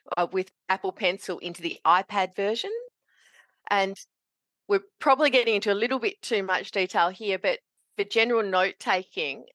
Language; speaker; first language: English; native; English